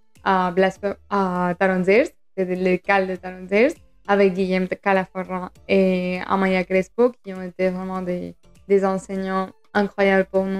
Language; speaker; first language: French; non-native, fluent; Spanish